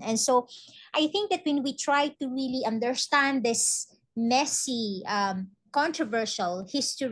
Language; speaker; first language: English; non-native, local second language; Maranao